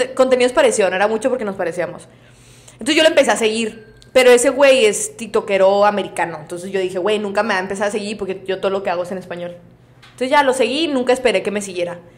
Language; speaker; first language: Spanish; native; Spanish